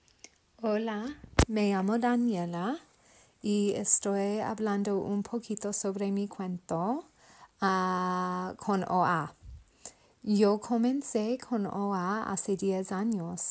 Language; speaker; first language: Spanish; non-native, learner; English